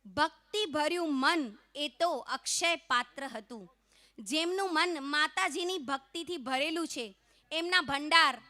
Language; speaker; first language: Gujarati; non-native, local second language; Kachhi